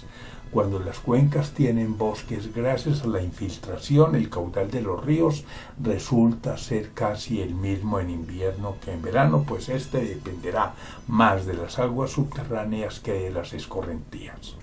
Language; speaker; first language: Spanish; native; Spanish